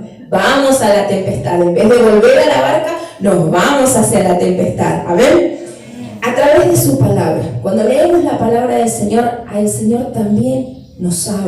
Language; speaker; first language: Spanish; native; Spanish